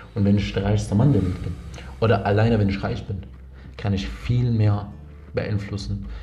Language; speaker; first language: German; non-native, fluent; Arabic